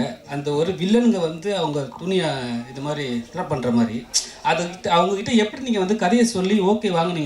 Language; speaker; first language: Tamil; native; Tamil